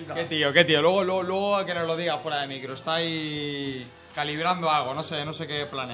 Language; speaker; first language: Spanish; native; Spanish